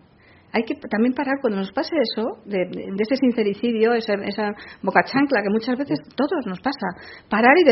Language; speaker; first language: Spanish; native; Spanish